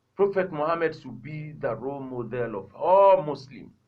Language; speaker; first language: English; non-native, local second language; Yoruba